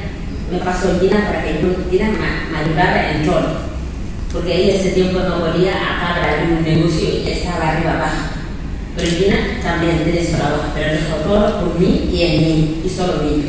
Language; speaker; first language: Spanish; non-native, learner; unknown